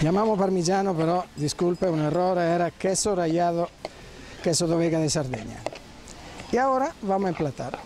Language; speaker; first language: Spanish; non-native, fluent; Italian